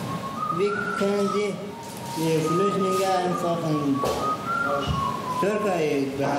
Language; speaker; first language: German; non-native, learner; Persian